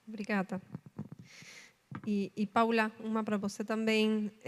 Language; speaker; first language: Portuguese; non-native, learner; Spanish